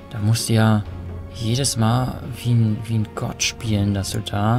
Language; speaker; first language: German; native; German